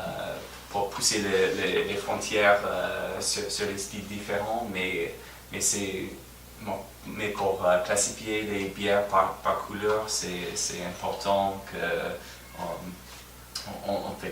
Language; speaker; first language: French; non-native, fluent; English